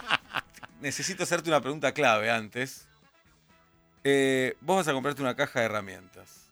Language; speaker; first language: Spanish; native; Spanish